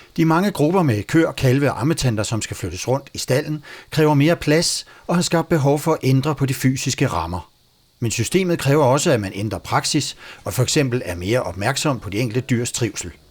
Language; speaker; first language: Danish; native; Danish